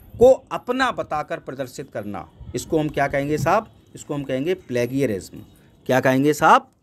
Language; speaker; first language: Hindi; native; Hindi